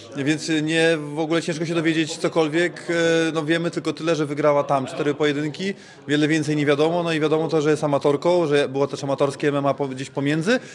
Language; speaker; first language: Polish; native; Polish